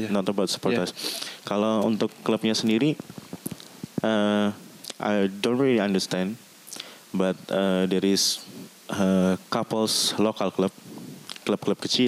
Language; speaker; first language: English; non-native, learner; Indonesian